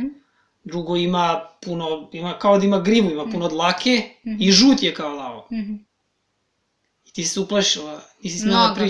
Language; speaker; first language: Serbian; native; Serbian